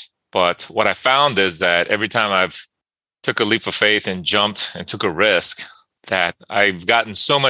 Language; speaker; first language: English; early bilingual, other home language; Korean